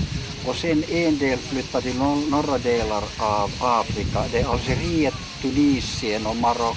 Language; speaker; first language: Swedish; non-native, local second language; Finnish